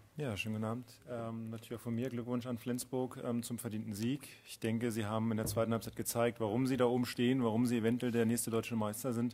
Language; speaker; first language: German; native; German